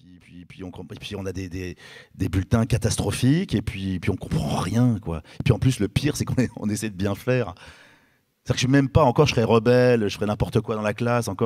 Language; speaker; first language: French; native; French